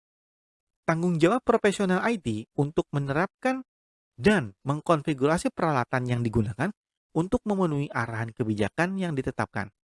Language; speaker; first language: Indonesian; native; Indonesian